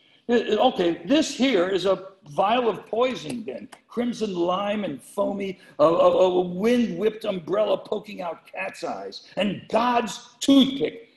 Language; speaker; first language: English; native; English